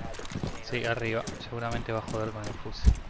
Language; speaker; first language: Spanish; native; Spanish